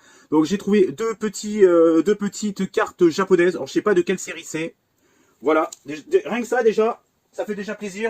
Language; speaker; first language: French; native; French